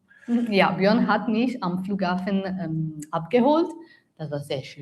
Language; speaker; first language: German; non-native, learner; Italian